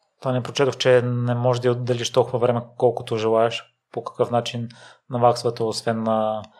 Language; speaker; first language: Bulgarian; native; Bulgarian